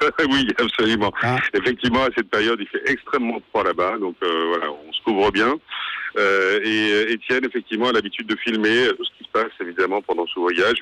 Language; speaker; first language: French; native; French